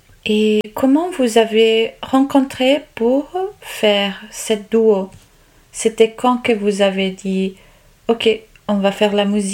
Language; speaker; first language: French; non-native, learner; Italian